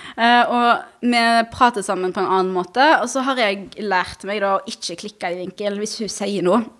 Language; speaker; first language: Norwegian; early bilingual, other home language; Arabic